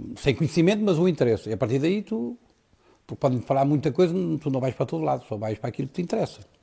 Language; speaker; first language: Portuguese; native; Portuguese